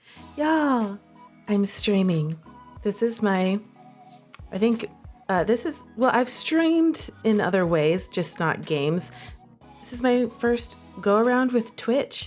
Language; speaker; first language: English; native; English